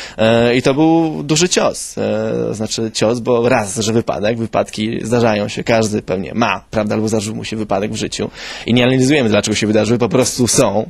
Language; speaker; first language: Polish; early bilingual, heritage; Spanish